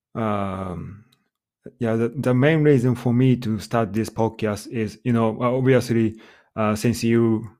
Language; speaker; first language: English; non-native, fluent; Japanese